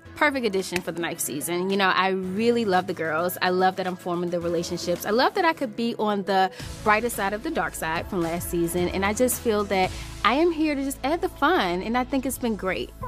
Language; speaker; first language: English; native; English